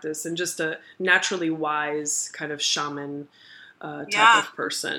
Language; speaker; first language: English; early bilingual, other home language; Portuguese